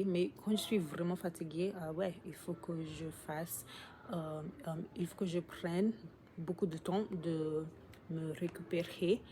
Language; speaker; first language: French; non-native, learner; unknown